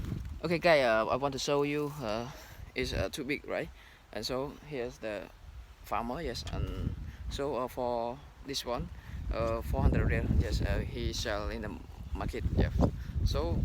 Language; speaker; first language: English; non-native, learner; Khmer